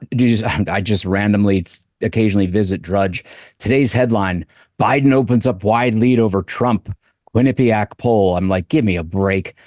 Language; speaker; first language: English; native; English